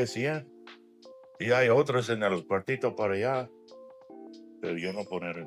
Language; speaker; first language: Spanish; non-native, learner; English